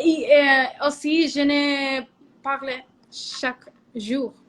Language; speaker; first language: French; non-native, learner; Spanish